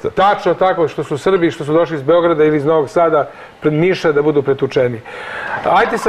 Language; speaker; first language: Croatian; native; Croatian